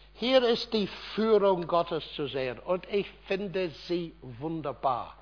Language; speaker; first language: German; non-native, fluent; English